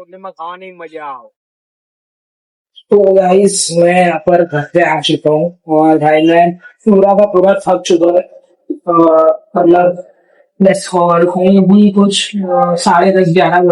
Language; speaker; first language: Hindi; non-native, local second language; Gujarati